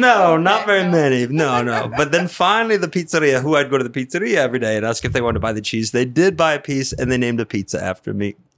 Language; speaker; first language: English; native; English